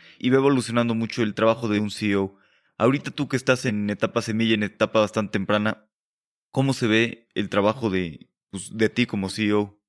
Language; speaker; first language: Spanish; native; Spanish